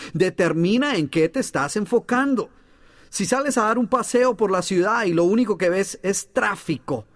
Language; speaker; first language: Spanish; native; Spanish